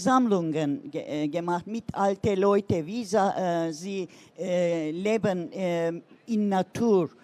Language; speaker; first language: German; non-native, learner; Turkish